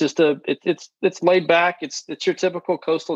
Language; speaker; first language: English; native; English